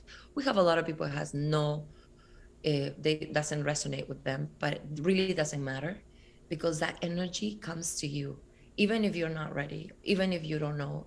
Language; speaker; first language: English; non-native, fluent; Spanish